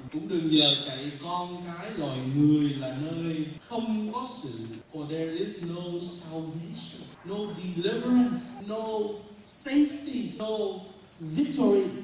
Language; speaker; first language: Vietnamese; early bilingual, heritage; Vietnamese